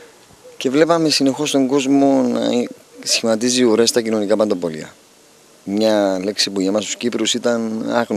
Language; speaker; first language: Greek; native; Greek